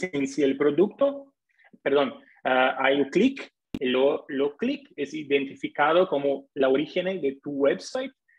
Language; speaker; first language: Spanish; non-native, fluent; Portuguese